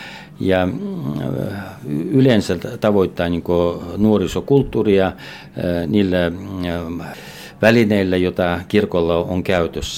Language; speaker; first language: Finnish; non-native, fluent; Russian